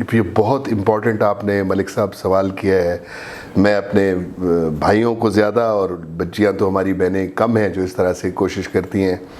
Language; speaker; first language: Urdu; non-native, local second language; Saraiki